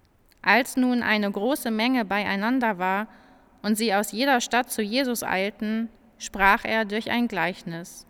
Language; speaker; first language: German; native; German